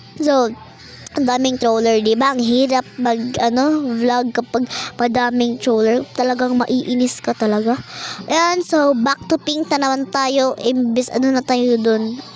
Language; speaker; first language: Filipino; non-native, local second language; Cebuano